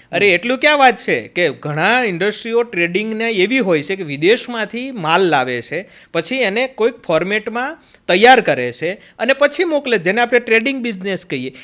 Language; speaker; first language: Gujarati; native; Gujarati